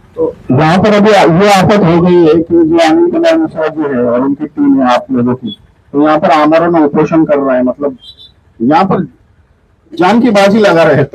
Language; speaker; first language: Hindi; non-native, local second language; Marathi